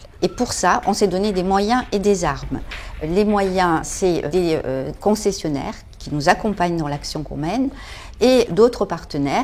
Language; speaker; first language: French; native; French